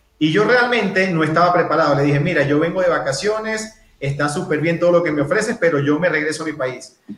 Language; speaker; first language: Spanish; native; Spanish